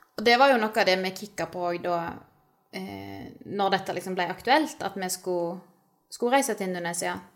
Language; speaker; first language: Norwegian; native; Norwegian